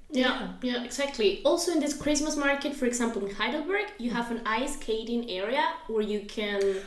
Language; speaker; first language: English; non-native, fluent; Spanish